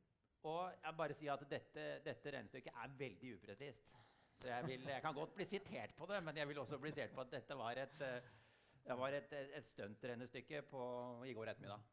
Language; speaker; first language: Norwegian; native; Norwegian